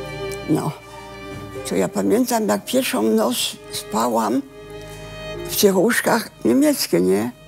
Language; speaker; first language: Polish; early bilingual, heritage; Polish